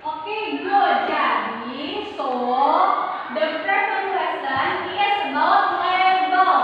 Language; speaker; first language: English; non-native, learner; Indonesian